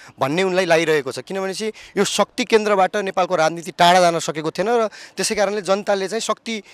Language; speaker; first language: Nepali; native; Nepali